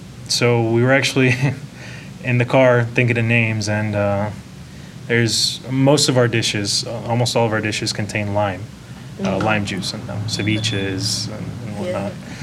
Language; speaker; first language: English; non-native, fluent; Spanish